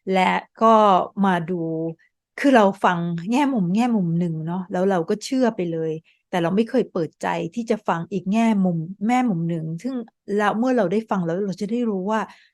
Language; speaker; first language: Thai; native; Thai